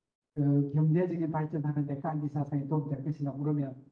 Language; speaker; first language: Korean; native; Korean